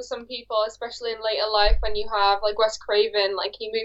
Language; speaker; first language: English; native; English